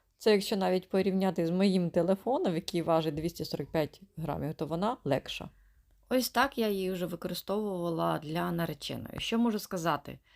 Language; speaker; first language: Ukrainian; native; Ukrainian